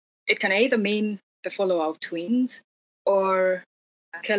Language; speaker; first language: English; non-native, local second language; Acoli